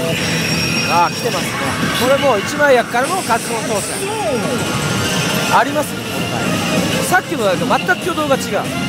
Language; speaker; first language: Japanese; native; Japanese